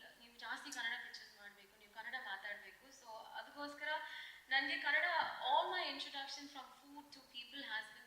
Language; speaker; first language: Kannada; non-native, local second language; Tamil